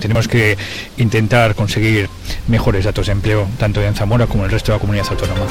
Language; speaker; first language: Spanish; native; Spanish